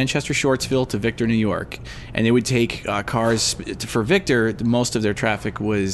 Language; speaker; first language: English; native; English